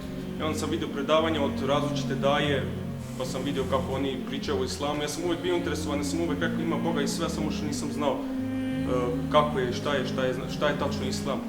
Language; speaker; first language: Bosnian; early bilingual, heritage; Bosnian